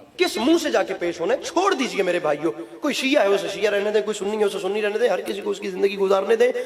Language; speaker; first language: Urdu; non-native, local second language; Punjabi